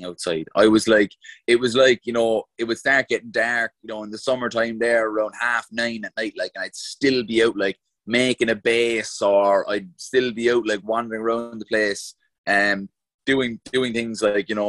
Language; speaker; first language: English; native; English